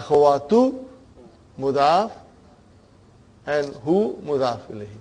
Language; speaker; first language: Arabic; non-native, fluent; English